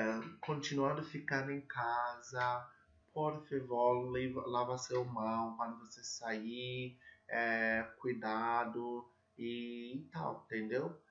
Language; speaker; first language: Portuguese; non-native, fluent; English